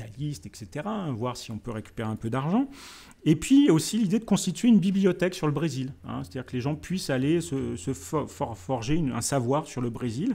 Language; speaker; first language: French; native; French